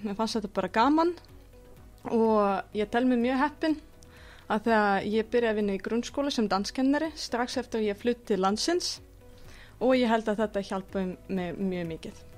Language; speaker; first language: Icelandic; non-native, fluent; Russian